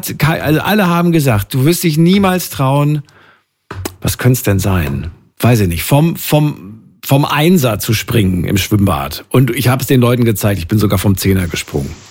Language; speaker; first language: German; native; German